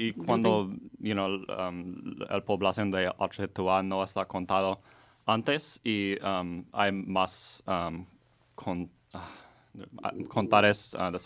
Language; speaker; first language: Spanish; non-native, learner; English